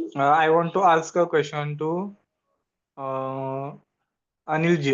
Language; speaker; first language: English; non-native, learner; Hindi